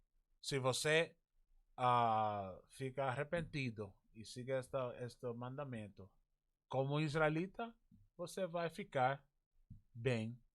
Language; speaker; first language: Portuguese; non-native, learner; English